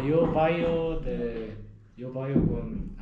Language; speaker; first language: Spanish; non-native, learner; Korean